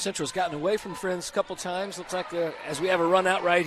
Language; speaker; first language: English; native; English